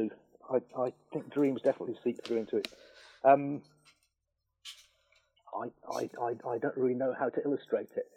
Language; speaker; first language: English; native; English